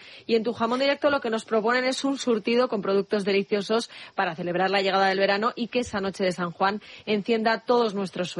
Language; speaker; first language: Spanish; native; Spanish